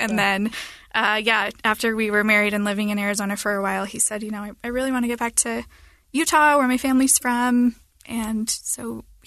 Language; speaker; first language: English; native; English